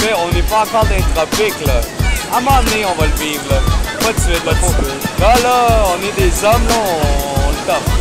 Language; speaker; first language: French; native; French